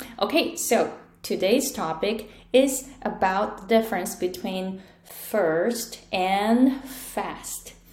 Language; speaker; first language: English; non-native, fluent; Japanese